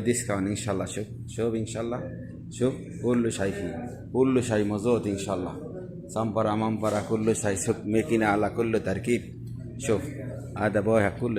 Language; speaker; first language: Arabic; non-native, learner; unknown